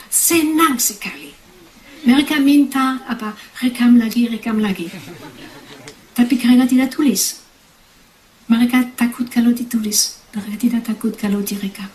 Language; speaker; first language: Indonesian; non-native, fluent; French